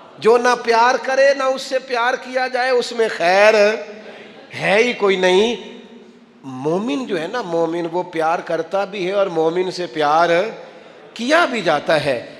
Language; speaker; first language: Urdu; non-native, local second language; Punjabi